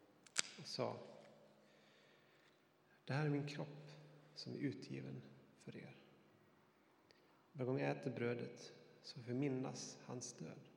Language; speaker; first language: Swedish; native; Swedish